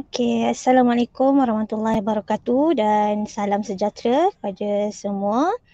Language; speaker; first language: Malay; native; Malay